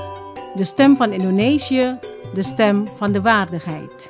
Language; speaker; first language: Dutch; non-native, fluent; Indonesian